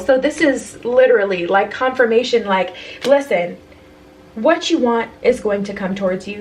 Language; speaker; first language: English; native; English